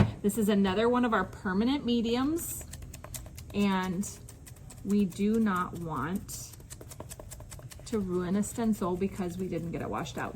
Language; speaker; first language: English; native; English